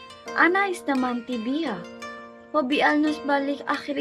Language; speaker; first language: Arabic; non-native, learner; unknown